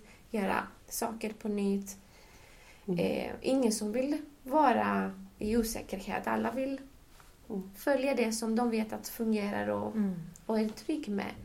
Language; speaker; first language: Swedish; non-native, fluent; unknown